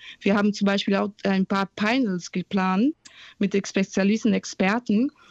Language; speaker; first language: German; non-native, fluent; Portuguese